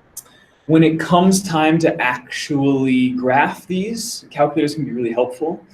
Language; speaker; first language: English; native; English